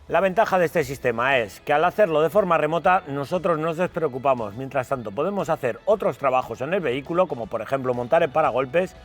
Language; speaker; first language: Spanish; native; Spanish